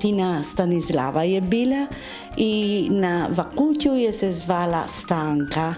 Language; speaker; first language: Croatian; early bilingual, heritage; Italian